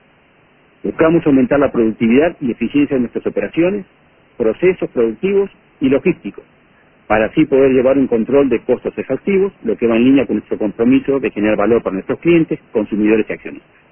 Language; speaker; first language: Spanish; native; Spanish